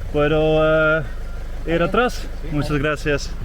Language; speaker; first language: Spanish; non-native, learner; English